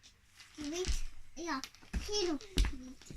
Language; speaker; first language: Finnish; non-native, learner; Estonian